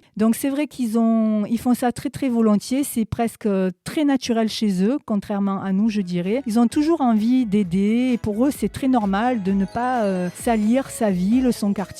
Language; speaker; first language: French; native; French